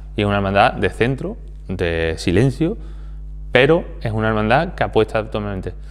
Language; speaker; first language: Spanish; native; Spanish